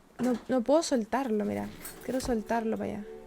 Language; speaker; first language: Spanish; native; Spanish